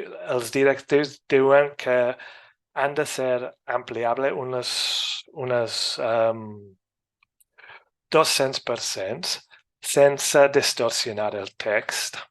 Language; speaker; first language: Catalan; non-native, fluent; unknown